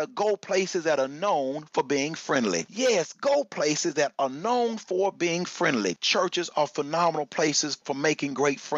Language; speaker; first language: English; native; English